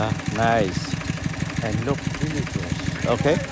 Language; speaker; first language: English; non-native, learner; Khmer